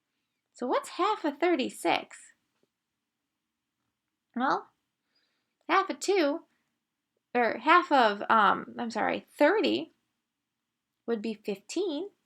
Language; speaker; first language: English; native; English